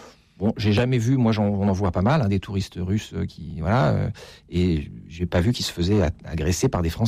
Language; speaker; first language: French; native; French